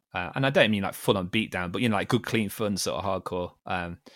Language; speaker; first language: English; native; English